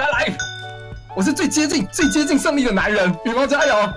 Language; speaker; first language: Chinese; native; Chinese